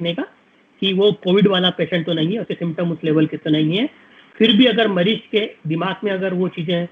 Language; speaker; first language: Hindi; native; Hindi